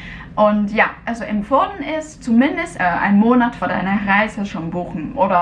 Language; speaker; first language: German; non-native, fluent; Cantonese